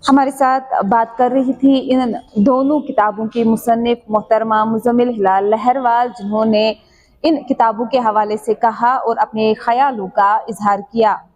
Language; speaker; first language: Urdu; non-native, local second language; Kashmiri